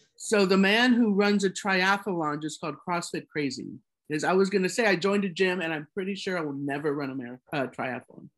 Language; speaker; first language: English; native; English